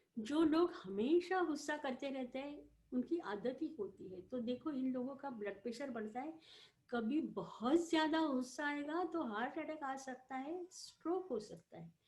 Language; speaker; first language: Hindi; non-native, local second language; Marathi